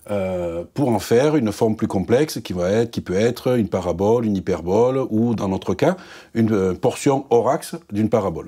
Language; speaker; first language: French; native; French